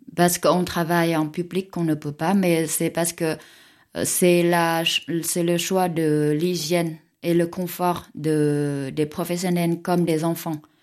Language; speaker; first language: French; non-native, fluent; Vietnamese